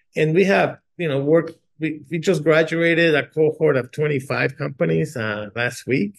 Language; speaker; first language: English; native; English